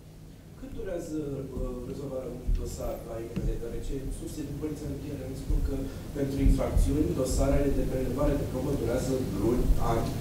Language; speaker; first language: Romanian; native; Romanian